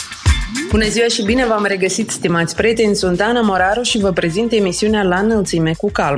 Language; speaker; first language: Romanian; native; Romanian